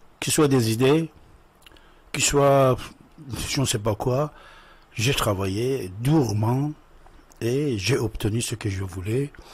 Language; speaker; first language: French; non-native, fluent; Persian